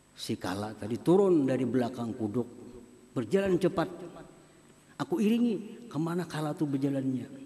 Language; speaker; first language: Indonesian; non-native, local second language; Banjar